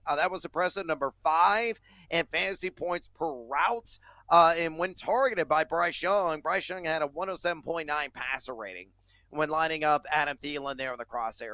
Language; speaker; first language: English; native; English